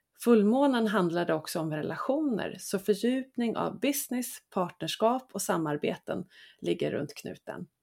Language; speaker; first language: Swedish; native; Swedish